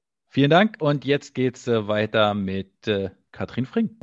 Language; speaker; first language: German; native; German